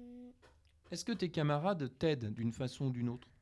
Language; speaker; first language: French; native; French